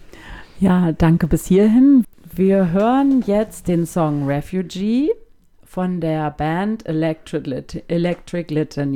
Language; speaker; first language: German; native; German